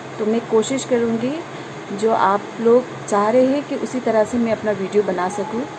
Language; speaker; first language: Hindi; non-native, local second language; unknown